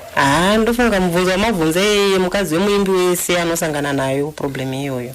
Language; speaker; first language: Shona; non-native, fluent; Luba-Lulua